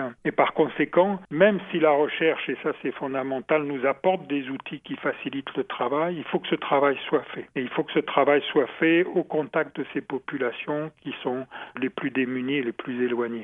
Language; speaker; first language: French; native; French